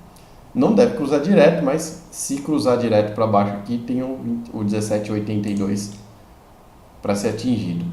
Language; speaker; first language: Portuguese; native; Portuguese